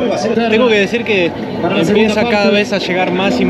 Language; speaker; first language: Spanish; native; Spanish